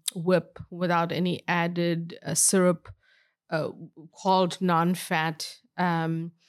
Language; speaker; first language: English; native; English